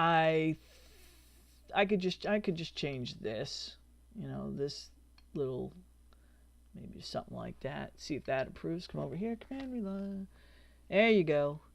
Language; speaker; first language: English; native; English